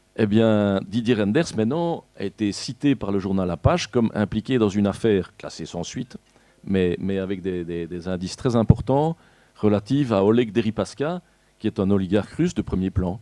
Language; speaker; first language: French; native; French